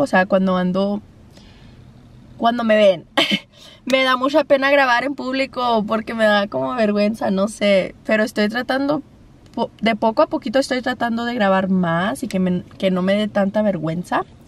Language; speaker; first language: Spanish; early bilingual, heritage; Spanish